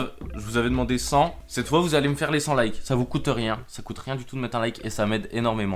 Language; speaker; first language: French; native; French